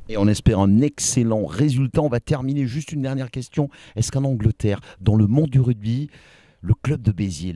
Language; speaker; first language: French; native; French